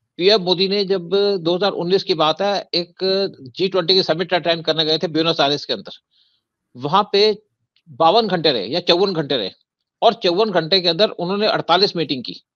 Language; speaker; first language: Hindi; native; Hindi